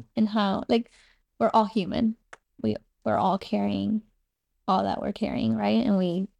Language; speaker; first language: English; non-native, fluent; Spanish